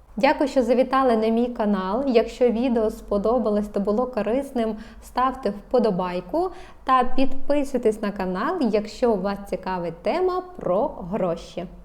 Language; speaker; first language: Ukrainian; non-native, local second language; Russian